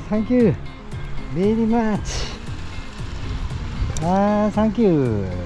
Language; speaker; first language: Japanese; native; Japanese